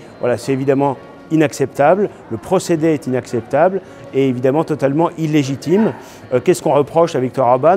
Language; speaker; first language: French; native; French